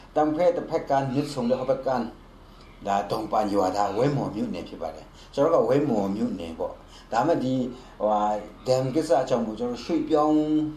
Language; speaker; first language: Burmese; non-native, local second language; Kachin